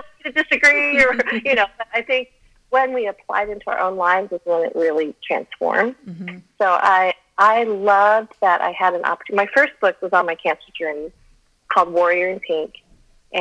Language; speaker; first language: English; early bilingual, other home language; Chinese